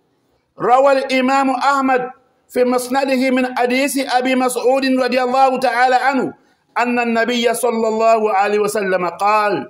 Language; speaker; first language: Arabic; non-native, fluent; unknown